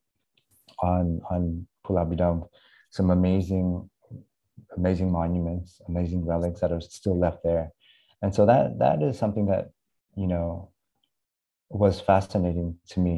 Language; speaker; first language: English; native; English